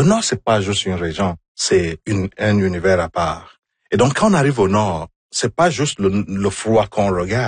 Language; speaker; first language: French; non-native, fluent; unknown